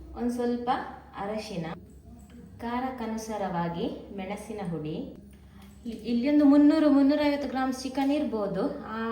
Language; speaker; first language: Kannada; native; Kannada